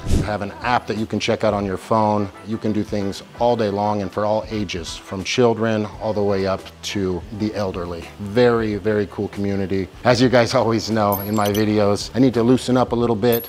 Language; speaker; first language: English; native; English